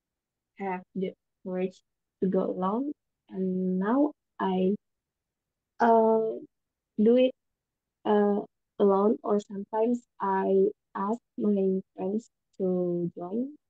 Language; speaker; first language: English; non-native, learner; Indonesian